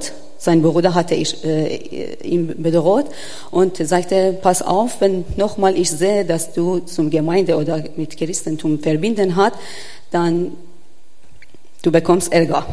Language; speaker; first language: German; non-native, learner; Persian